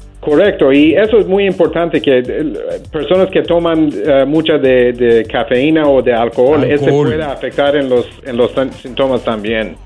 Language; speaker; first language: Spanish; non-native, learner; English